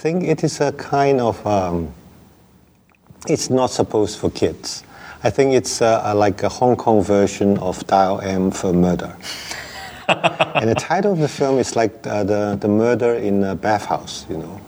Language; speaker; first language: English; non-native, local second language; Wu Chinese